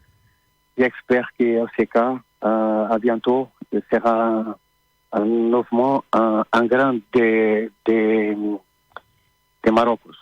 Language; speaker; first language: French; non-native, learner; Portuguese